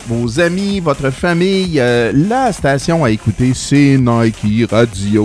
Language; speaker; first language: French; native; French